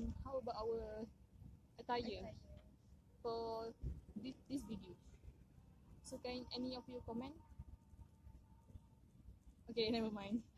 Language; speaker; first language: English; non-native, learner; Malay